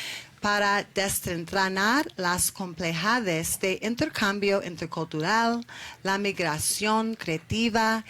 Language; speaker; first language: Spanish; non-native, learner; English